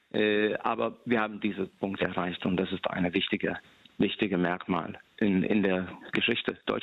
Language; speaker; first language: German; non-native, fluent; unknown